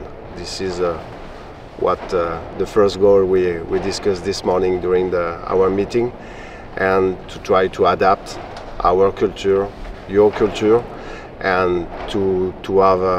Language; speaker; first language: English; non-native, fluent; French